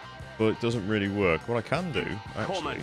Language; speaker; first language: English; native; English